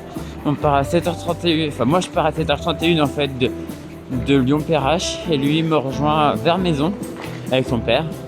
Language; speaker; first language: French; native; French